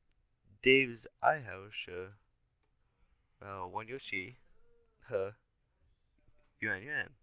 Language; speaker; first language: Chinese; non-native, learner; English